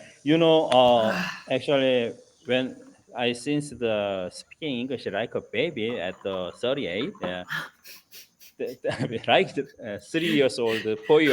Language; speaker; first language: English; non-native, learner; Korean